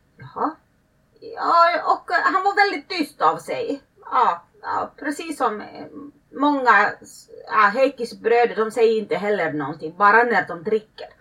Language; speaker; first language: Swedish; early bilingual, other home language; Finnish